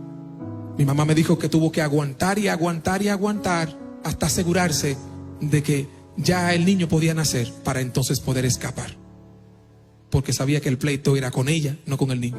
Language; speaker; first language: Spanish; non-native, fluent; Haitian Creole